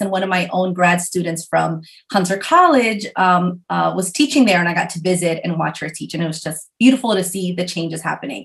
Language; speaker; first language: English; early bilingual, other home language; Spanish